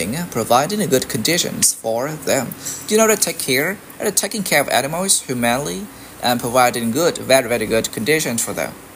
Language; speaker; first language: English; non-native, fluent; Vietnamese